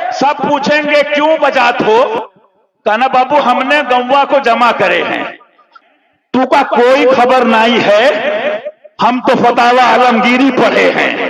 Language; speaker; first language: Urdu; native; Urdu